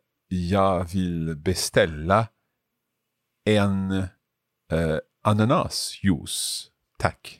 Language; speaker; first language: Swedish; non-native, learner; English